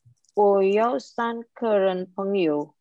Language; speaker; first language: Chinese; non-native, learner; Indonesian